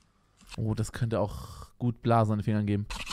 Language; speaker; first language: German; native; German